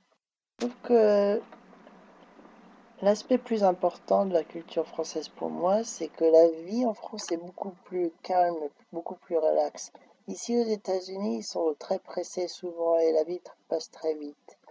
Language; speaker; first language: French; early bilingual, heritage; French